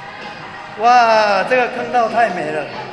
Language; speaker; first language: Chinese; native; Chinese